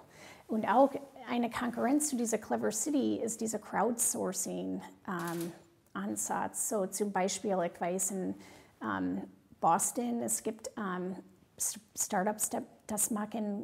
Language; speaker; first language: German; non-native, fluent; English